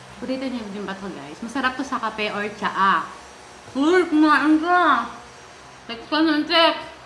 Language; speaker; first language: Filipino; native; Filipino